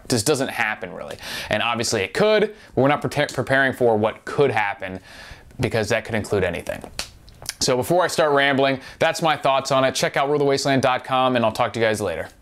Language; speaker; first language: English; native; English